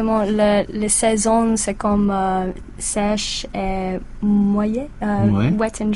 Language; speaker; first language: French; non-native, learner; English